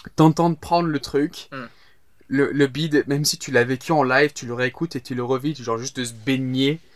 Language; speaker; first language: French; native; French